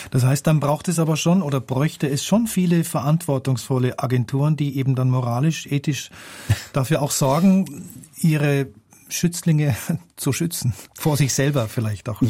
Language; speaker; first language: German; native; German